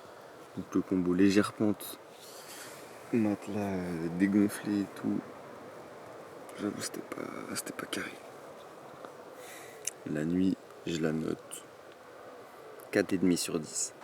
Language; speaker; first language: French; native; French